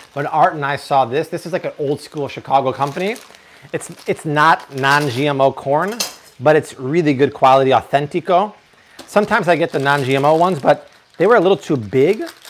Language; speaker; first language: English; native; English